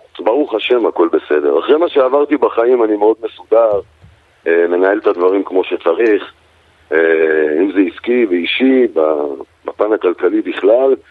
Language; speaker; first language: Hebrew; native; Hebrew